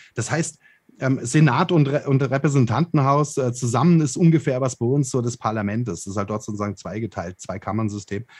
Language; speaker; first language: German; native; German